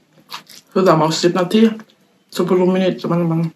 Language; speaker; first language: Indonesian; non-native, fluent; Thai